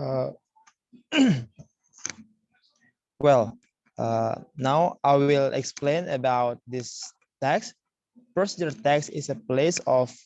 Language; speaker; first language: English; non-native, learner; Indonesian